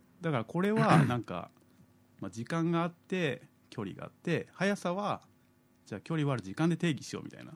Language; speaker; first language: Japanese; native; Japanese